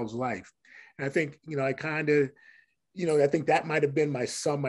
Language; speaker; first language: English; native; English